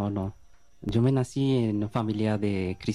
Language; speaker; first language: Spanish; non-native, learner; Bangla